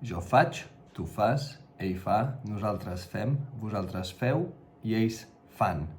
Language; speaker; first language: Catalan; non-native, fluent; Russian